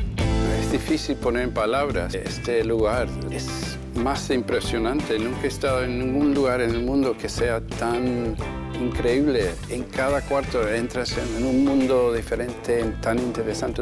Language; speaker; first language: Spanish; non-native, fluent; English